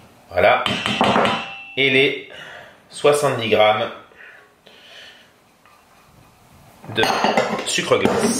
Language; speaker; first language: French; native; French